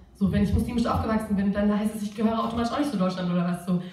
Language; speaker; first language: German; non-native, local second language; Turkish